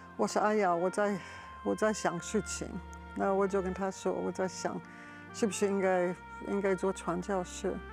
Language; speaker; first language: Chinese; non-native, fluent; English